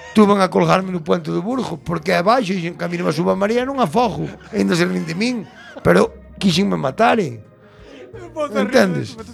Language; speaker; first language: Galician; native; Galician